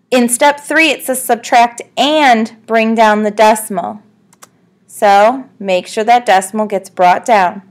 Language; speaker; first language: English; native; English